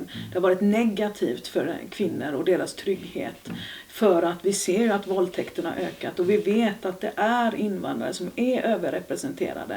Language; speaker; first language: Swedish; native; Swedish